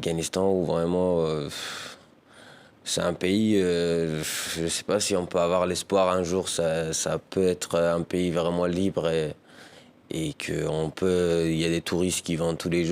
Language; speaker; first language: French; early bilingual, other home language; Persian